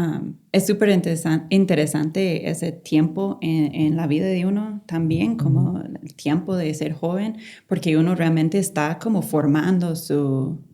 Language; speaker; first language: Spanish; non-native, fluent; English